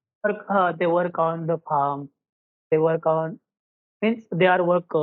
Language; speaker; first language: English; non-native, learner; Marathi